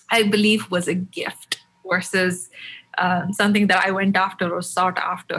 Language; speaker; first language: English; non-native, local second language; Tamil